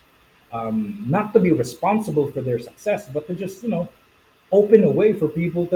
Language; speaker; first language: English; non-native, local second language; Filipino